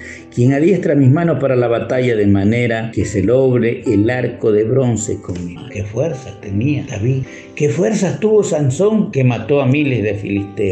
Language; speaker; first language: Spanish; native; Spanish